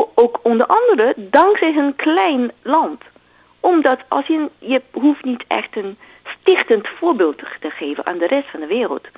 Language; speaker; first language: Dutch; non-native, fluent; Chinese